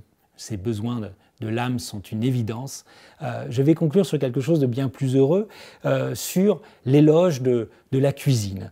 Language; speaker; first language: French; native; French